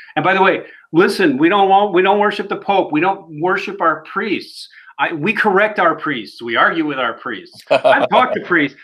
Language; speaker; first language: English; native; English